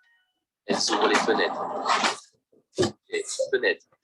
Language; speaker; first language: French; non-native, learner; Vietnamese